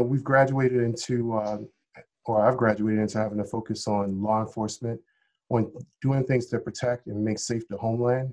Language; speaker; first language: English; native; English